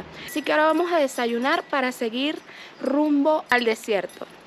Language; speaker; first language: Spanish; native; Spanish